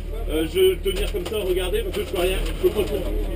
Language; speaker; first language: French; native; French